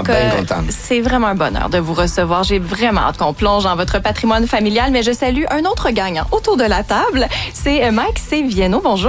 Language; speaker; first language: French; native; French